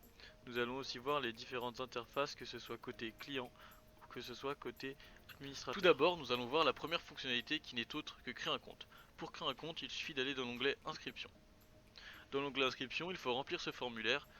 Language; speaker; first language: French; native; French